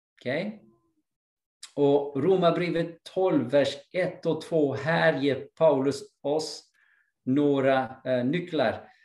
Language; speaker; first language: Swedish; non-native, fluent; English